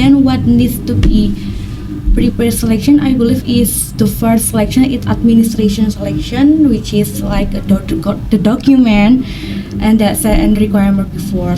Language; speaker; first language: English; non-native, learner; Indonesian